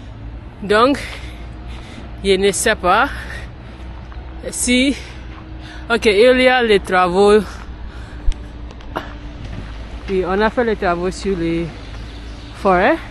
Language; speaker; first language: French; non-native, learner; English